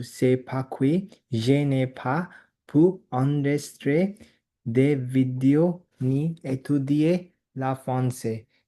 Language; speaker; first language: French; non-native, learner; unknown